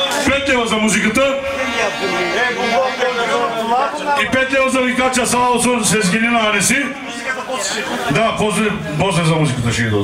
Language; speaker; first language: Bulgarian; non-native, local second language; Turkish